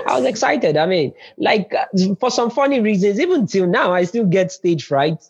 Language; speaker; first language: English; non-native, local second language; Yoruba